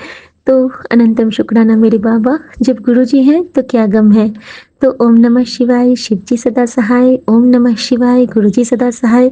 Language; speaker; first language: Hindi; native; Hindi